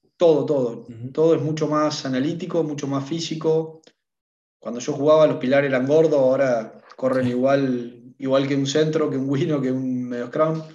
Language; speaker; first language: Spanish; native; Spanish